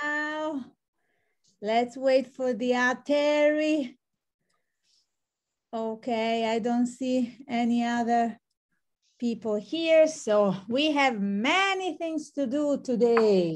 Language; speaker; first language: English; non-native, fluent; Italian